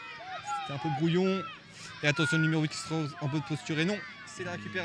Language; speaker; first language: French; native; French